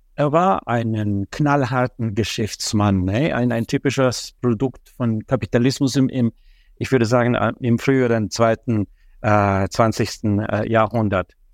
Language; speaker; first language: German; non-native, fluent; Spanish